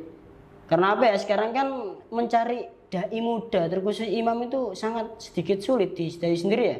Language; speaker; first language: Indonesian; non-native, local second language; Javanese